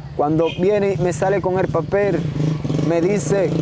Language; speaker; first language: Spanish; native; Spanish